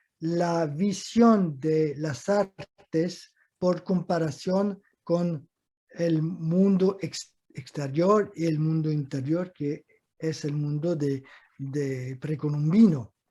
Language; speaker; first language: Spanish; non-native, fluent; French